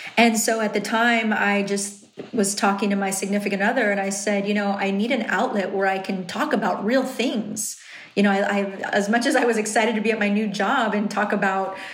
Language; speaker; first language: English; native; English